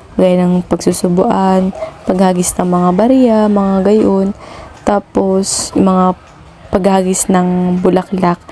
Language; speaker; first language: Filipino; native; Filipino